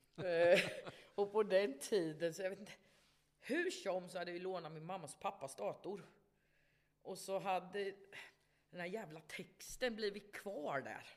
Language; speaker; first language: Swedish; native; Swedish